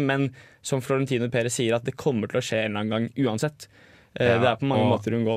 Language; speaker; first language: Norwegian; native; Norwegian